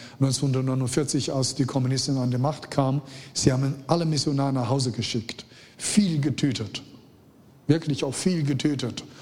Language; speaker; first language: German; non-native, fluent; Chinese